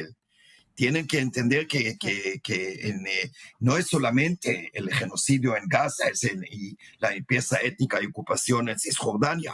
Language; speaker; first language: Spanish; non-native, fluent; Hebrew